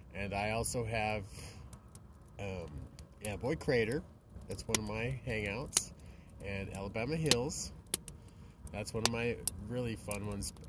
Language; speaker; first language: English; native; English